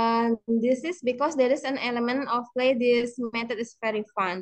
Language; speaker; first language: English; non-native, learner; Indonesian